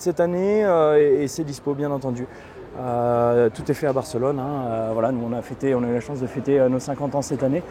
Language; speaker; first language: French; native; French